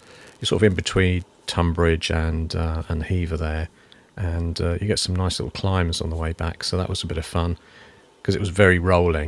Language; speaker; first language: English; native; English